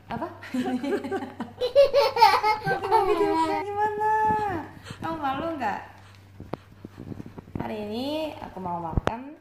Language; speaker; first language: Indonesian; non-native, fluent; Korean